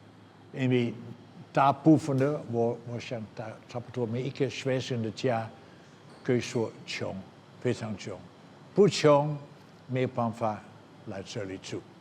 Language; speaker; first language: Chinese; non-native, fluent; Dutch